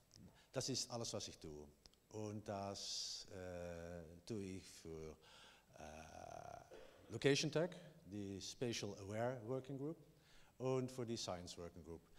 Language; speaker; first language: German; non-native, learner; Dutch